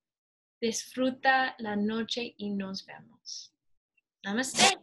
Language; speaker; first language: Spanish; non-native, learner; English